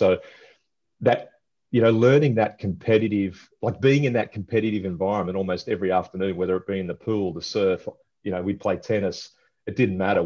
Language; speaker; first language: English; native; English